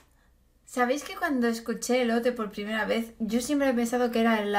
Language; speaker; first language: Spanish; native; Spanish